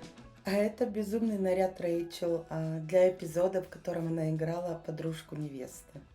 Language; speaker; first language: Russian; native; Russian